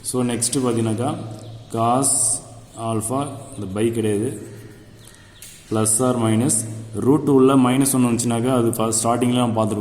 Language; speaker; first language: Tamil; native; Tamil